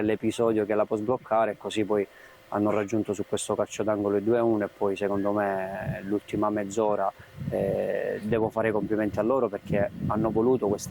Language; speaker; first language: Italian; native; Italian